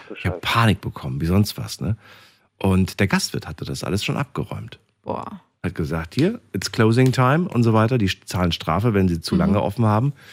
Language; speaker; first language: German; native; German